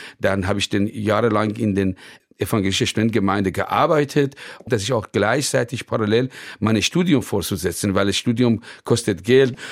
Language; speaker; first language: German; non-native, fluent; Persian